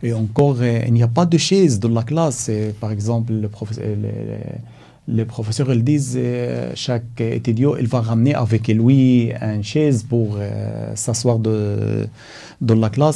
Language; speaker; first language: French; non-native, learner; Arabic